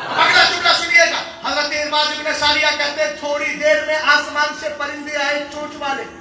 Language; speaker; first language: Urdu; native; Urdu